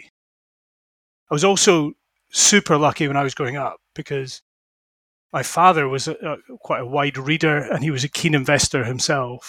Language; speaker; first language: English; native; English